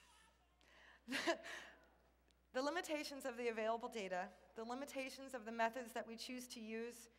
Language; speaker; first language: English; native; English